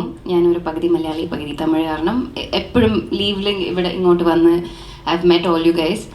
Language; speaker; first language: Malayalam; early bilingual, heritage; Malayalam